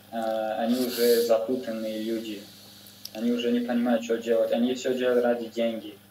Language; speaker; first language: Russian; non-native, fluent; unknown